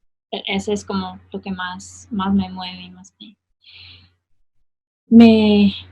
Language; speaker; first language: Spanish; non-native, fluent; English